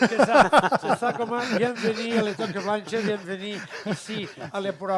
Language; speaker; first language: French; non-native, fluent; Catalan